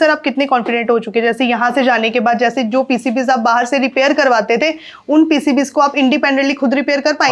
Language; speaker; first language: Hindi; native; Hindi